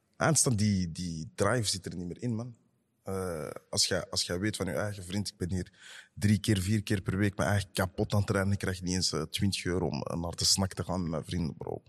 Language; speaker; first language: Dutch; early bilingual, other home language; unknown